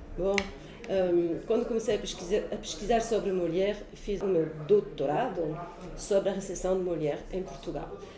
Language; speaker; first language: Portuguese; non-native, fluent; French